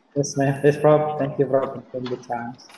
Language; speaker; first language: English; non-native, learner; Indonesian